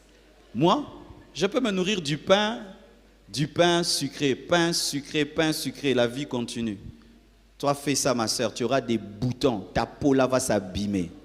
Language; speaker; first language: French; non-native, local second language; Lingala